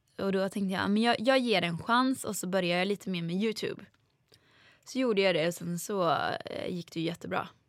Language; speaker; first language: Swedish; native; Swedish